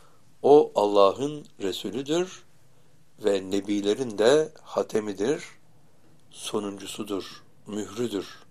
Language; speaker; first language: Turkish; native; Turkish